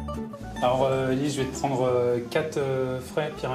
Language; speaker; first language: French; native; French